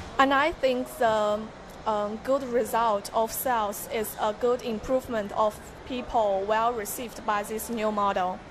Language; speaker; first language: English; non-native, fluent; Chinese